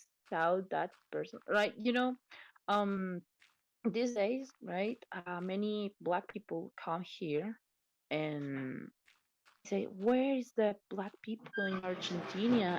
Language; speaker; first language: English; non-native, learner; Spanish